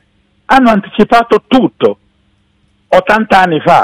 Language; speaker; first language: Italian; non-native, fluent; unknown